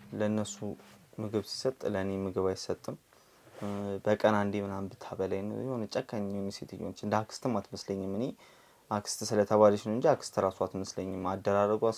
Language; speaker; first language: Amharic; native; Amharic